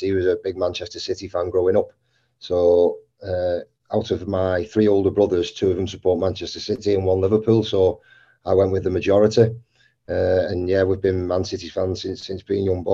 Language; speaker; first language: English; native; English